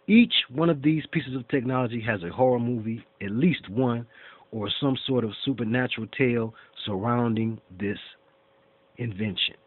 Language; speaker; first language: English; native; English